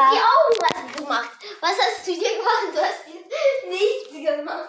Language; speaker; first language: German; early bilingual, other home language; Russian